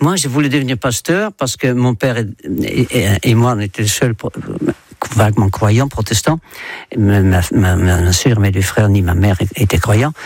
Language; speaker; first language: French; non-native, fluent; Dutch